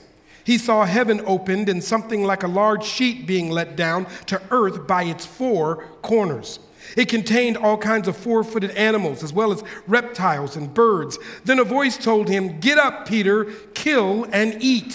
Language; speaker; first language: English; native; English